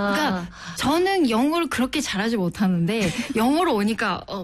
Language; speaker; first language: Korean; non-native, fluent; Japanese